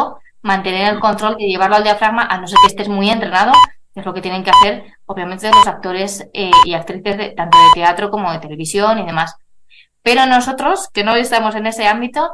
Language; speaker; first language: Spanish; native; Spanish